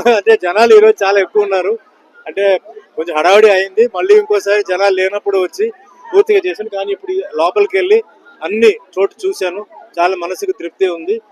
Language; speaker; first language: Telugu; non-native, fluent; Tulu